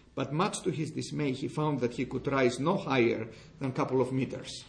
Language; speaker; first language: English; non-native, fluent; Greek